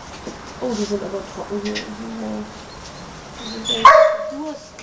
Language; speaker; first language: German; native; German